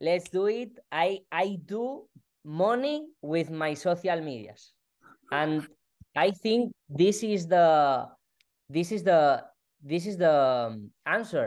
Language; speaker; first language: English; non-native, learner; Spanish